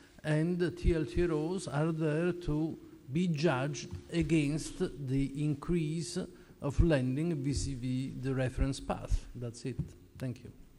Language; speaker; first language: English; non-native, fluent; Italian